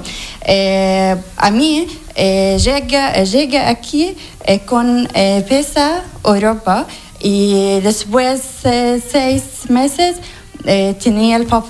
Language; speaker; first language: Spanish; non-native, learner; Arabic